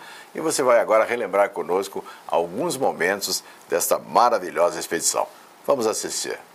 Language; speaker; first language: Portuguese; native; Portuguese